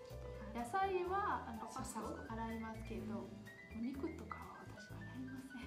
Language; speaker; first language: Japanese; non-native, fluent; Burmese